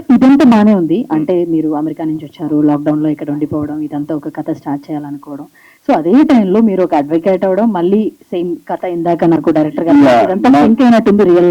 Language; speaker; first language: Telugu; native; Telugu